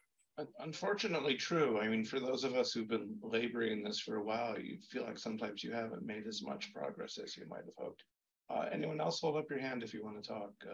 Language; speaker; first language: English; native; English